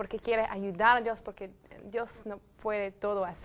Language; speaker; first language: Spanish; non-native, learner; French